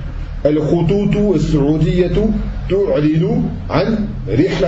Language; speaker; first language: Arabic; non-native, fluent; French